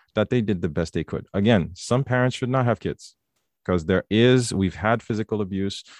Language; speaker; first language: English; native; English